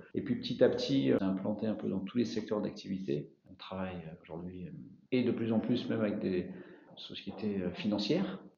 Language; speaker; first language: French; native; French